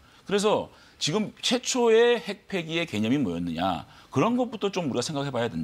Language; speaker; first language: Korean; native; Korean